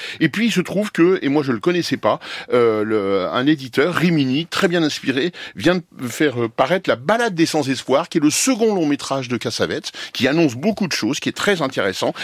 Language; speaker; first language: French; native; French